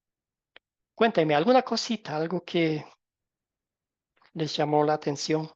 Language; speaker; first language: Spanish; native; Spanish